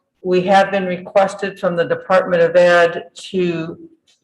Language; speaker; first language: English; native; English